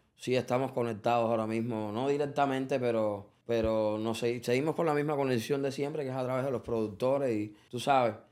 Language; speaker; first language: Spanish; native; Spanish